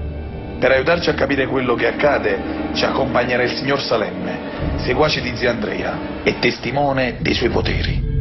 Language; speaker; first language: Italian; native; Italian